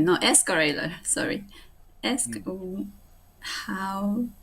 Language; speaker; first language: English; non-native, learner; Japanese